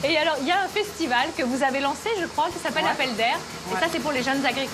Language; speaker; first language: French; native; French